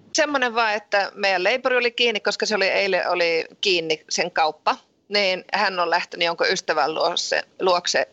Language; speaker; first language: Finnish; early bilingual, heritage; Finnish